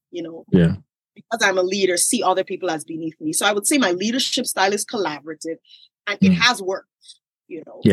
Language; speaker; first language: English; non-native, local second language; Yoruba